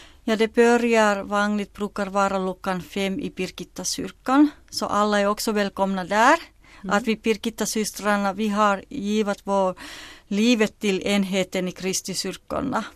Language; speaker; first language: Swedish; non-native, local second language; Finnish